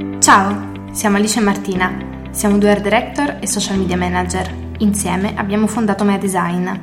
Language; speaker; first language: Italian; native; Italian